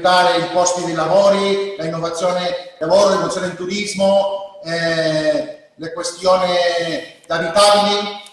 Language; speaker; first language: Italian; non-native, learner; Spanish